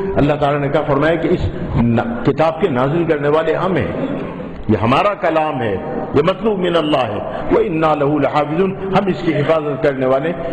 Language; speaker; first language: Urdu; native; Urdu